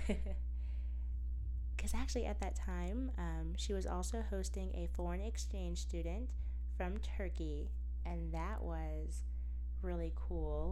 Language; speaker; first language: English; native; English